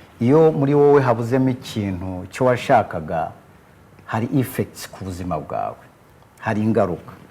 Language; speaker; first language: Kinyarwanda; early bilingual, heritage; Kinyarwanda